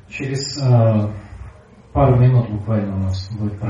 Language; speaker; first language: Russian; native; Russian